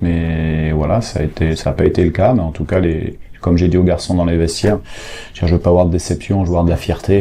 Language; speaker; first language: French; native; French